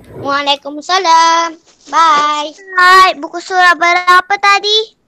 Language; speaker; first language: Malay; native; Malay